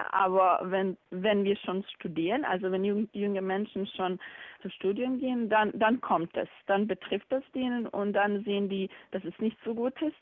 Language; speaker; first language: German; non-native, fluent; Bosnian